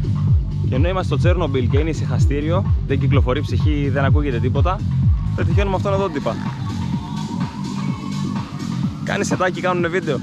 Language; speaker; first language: Greek; native; Greek